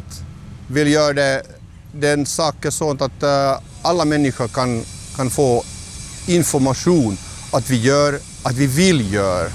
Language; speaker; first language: Swedish; non-native, local second language; Finnish